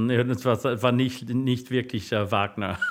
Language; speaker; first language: German; non-native, fluent; English